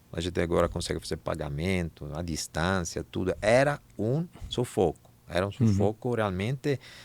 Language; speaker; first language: Portuguese; non-native, fluent; Italian